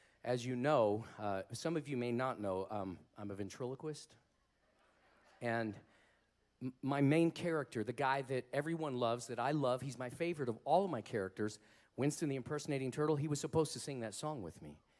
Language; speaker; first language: English; native; English